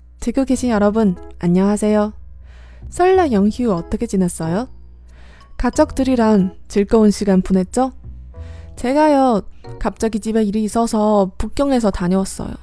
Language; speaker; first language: Korean; non-native, fluent; Chinese